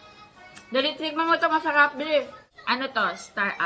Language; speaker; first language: Filipino; native; Filipino